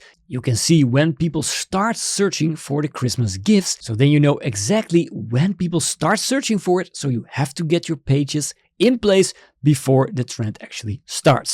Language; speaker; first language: English; non-native, fluent; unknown